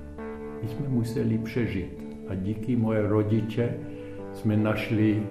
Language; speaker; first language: Czech; early bilingual, heritage; Czech